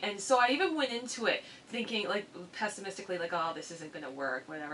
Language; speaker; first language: English; native; English